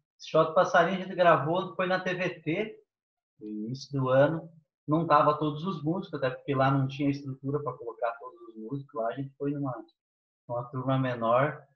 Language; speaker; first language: Portuguese; native; Portuguese